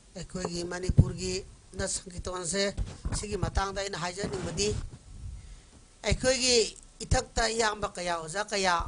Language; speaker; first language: Manipuri; native; Manipuri